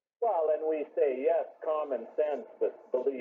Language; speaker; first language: English; native; English